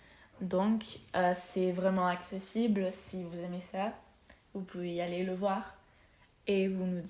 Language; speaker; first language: French; non-native, learner; Spanish